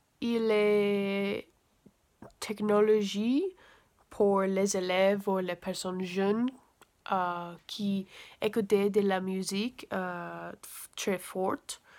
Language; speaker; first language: French; non-native, learner; English